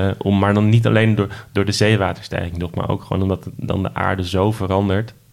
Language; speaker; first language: Dutch; native; Dutch